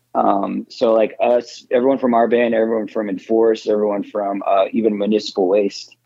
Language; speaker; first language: English; native; English